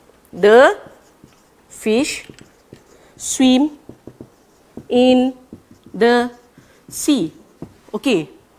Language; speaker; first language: English; non-native, local second language; Malay